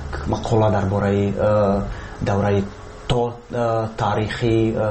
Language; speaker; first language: Tajik; non-native, fluent; Czech